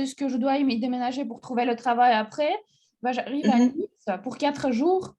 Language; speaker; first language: French; non-native, fluent; Russian